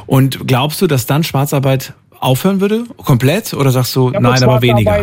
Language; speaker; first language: German; native; German